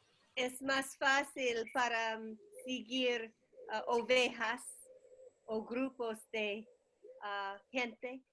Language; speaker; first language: Spanish; non-native, learner; English